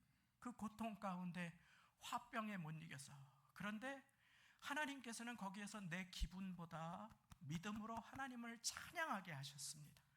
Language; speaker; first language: Korean; native; Korean